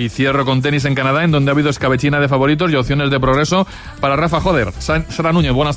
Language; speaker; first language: Spanish; native; Spanish